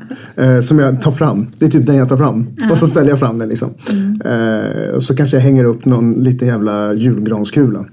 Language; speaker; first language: Swedish; native; Swedish